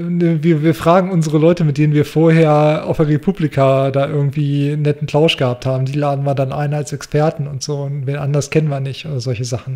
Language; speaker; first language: German; native; German